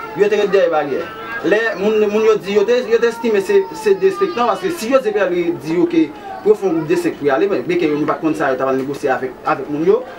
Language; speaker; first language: Haitian Creole; native; Haitian Creole